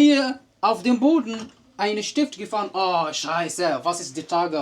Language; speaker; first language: German; non-native, learner; Arabic